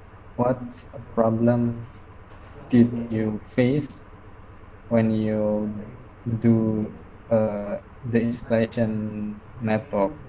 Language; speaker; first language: English; non-native, fluent; Indonesian